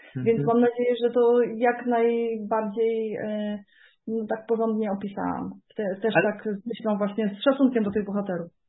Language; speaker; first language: Polish; native; Polish